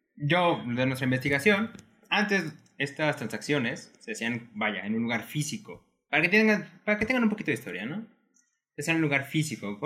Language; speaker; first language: Spanish; native; Spanish